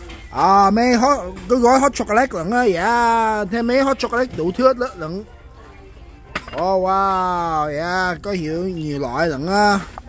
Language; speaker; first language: Vietnamese; early bilingual, heritage; Vietnamese